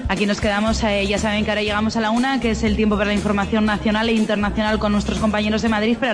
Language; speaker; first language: Spanish; native; Spanish